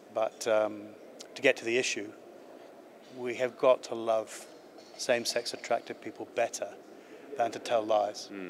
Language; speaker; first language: English; native; English